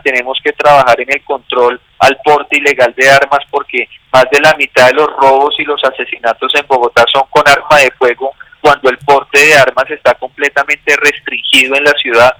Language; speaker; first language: Spanish; native; Spanish